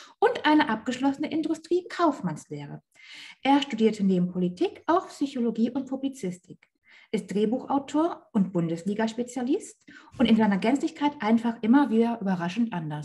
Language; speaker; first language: German; native; German